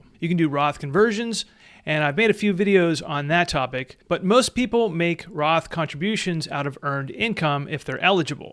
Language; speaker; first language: English; native; English